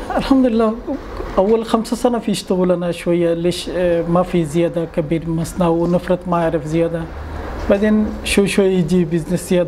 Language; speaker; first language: Arabic; non-native, learner; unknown